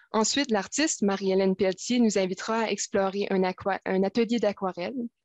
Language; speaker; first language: French; native; French